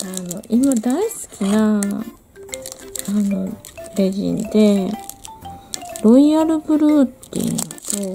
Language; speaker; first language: Japanese; native; Japanese